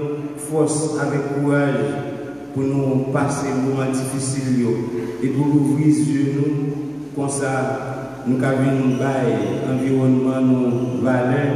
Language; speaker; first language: French; non-native, local second language; Haitian Creole